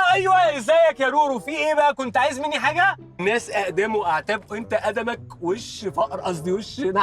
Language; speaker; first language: Arabic; native; Arabic